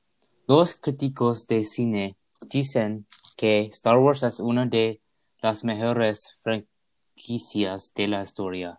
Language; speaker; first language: Spanish; non-native, learner; English